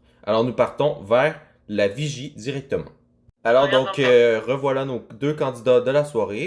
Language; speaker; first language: French; native; French